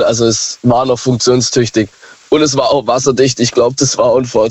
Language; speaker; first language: German; native; German